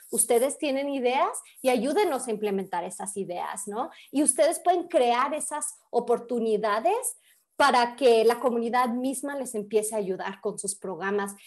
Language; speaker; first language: Spanish; early bilingual, heritage; Spanish